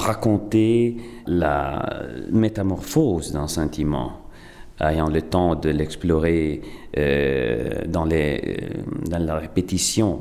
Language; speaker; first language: French; non-native, fluent; Italian